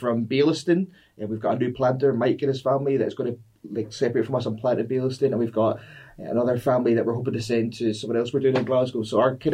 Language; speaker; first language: English; native; English